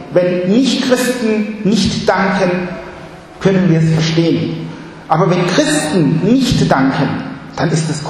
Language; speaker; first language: German; non-native, fluent; Chinese